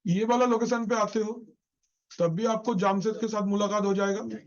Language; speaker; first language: Hindi; non-native, local second language; Bangla